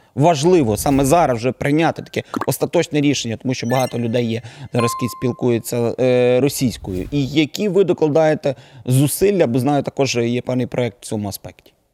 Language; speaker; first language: Ukrainian; native; Ukrainian